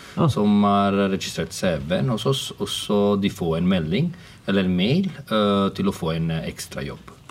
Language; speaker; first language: Norwegian; non-native, fluent; Italian